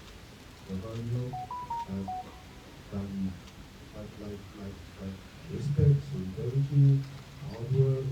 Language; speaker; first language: English; non-native, learner; French